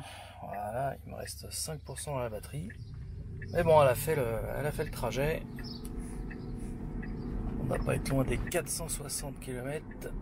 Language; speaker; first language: French; native; French